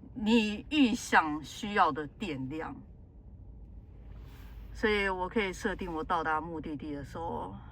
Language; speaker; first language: Chinese; native; Chinese